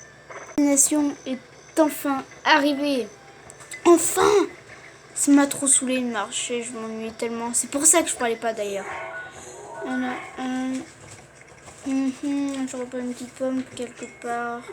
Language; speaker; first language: French; native; French